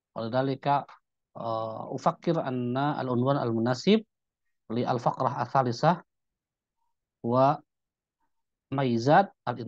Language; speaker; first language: Arabic; non-native, fluent; Indonesian